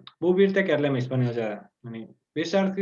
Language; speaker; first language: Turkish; non-native, learner; Spanish